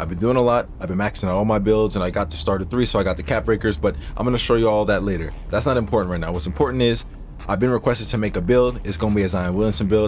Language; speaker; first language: English; native; English